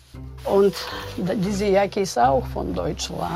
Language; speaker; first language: German; non-native, learner; Bulgarian